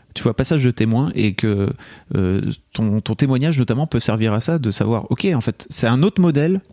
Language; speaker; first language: French; native; French